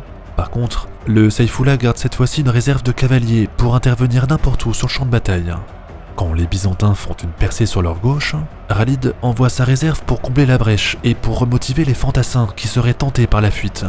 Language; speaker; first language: French; native; French